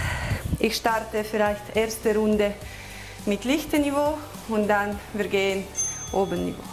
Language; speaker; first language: German; non-native, learner; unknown